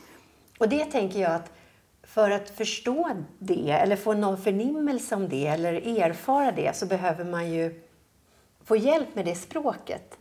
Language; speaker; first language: Swedish; native; Swedish